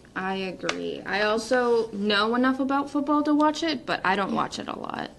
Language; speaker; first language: English; native; English